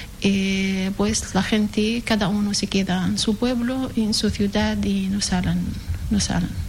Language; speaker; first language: Spanish; non-native, learner; Arabic